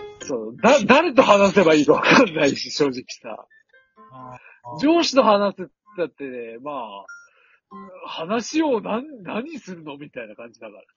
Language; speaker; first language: Japanese; native; Japanese